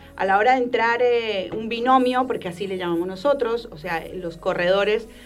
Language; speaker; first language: Spanish; native; Spanish